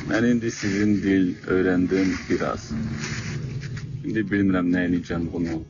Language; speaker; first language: Azerbaijani; non-native, learner; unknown